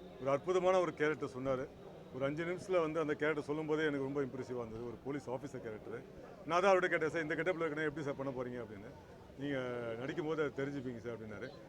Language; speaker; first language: Tamil; native; Tamil